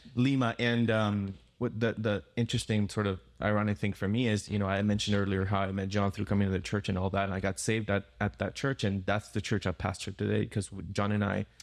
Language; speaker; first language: English; non-native, fluent; Spanish